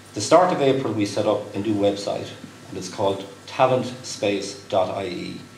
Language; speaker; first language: English; native; English